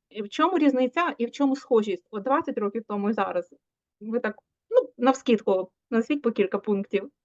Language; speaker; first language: Ukrainian; native; Ukrainian